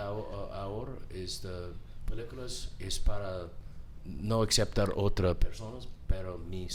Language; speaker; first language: Spanish; non-native, learner; English